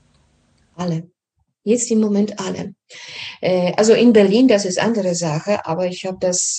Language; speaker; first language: German; non-native, fluent; Polish